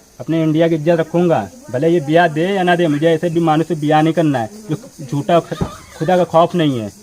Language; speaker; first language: Hindi; native; Hindi